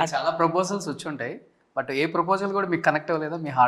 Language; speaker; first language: Telugu; native; Telugu